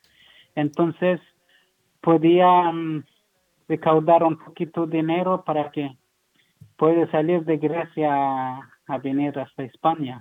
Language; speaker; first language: Spanish; non-native, learner; Persian